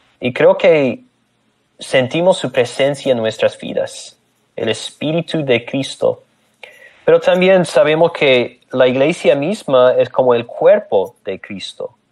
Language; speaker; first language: Spanish; non-native, fluent; English